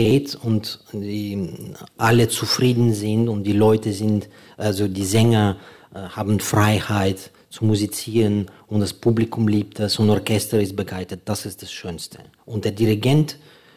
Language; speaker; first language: German; non-native, fluent; Ukrainian